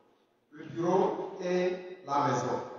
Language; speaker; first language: French; non-native, fluent; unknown